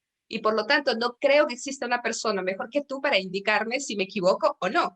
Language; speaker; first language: Spanish; native; Spanish